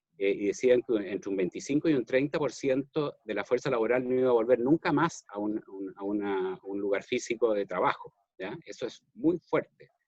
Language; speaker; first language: Spanish; native; Spanish